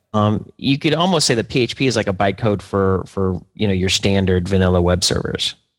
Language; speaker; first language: English; native; English